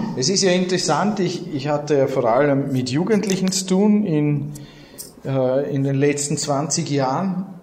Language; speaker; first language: German; native; German